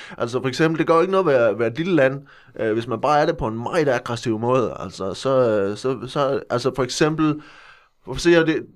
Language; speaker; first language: Danish; native; Danish